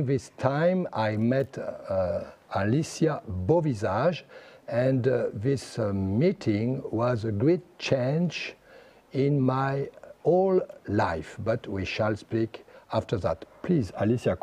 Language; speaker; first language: English; non-native, fluent; French